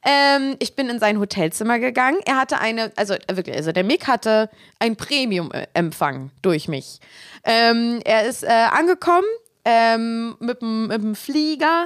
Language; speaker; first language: German; native; German